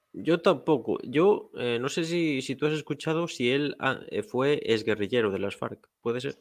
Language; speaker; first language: Spanish; native; Spanish